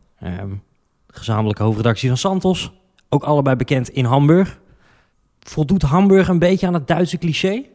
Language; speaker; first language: Dutch; native; Dutch